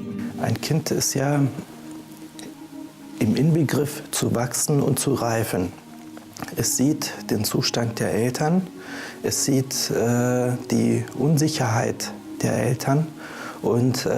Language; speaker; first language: German; native; German